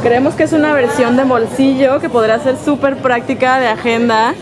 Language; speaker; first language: Spanish; native; Spanish